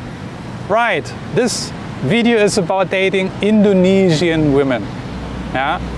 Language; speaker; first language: English; non-native, fluent; German